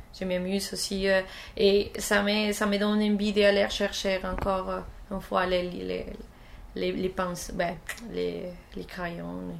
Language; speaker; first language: French; non-native, fluent; Spanish